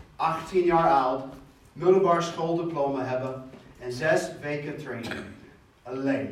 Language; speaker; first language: Dutch; non-native, fluent; English